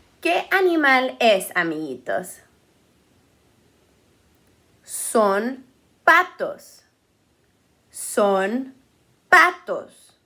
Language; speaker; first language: Spanish; early bilingual, heritage; Spanish